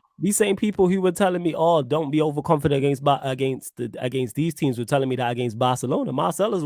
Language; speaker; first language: English; native; English